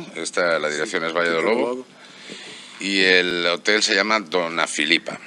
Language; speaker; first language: Spanish; native; Spanish